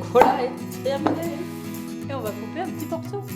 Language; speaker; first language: French; native; French